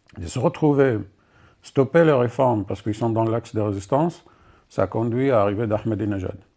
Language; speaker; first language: French; non-native, fluent; Arabic